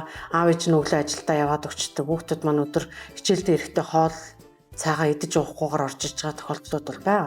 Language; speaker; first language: Mongolian; native; Mongolian